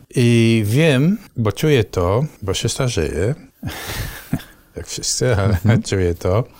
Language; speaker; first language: Polish; non-native, fluent; Dutch